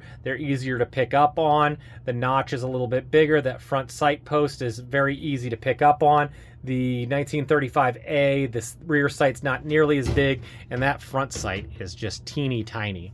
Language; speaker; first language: English; native; English